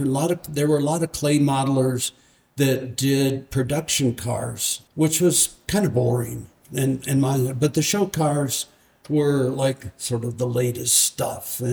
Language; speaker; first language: English; native; English